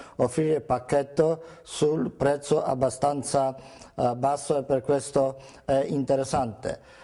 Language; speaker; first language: Italian; non-native, fluent; Polish